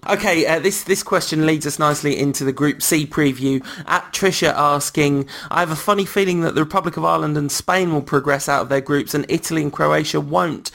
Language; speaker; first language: English; early bilingual, other home language; French